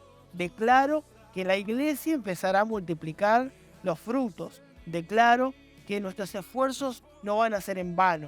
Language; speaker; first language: Spanish; native; Spanish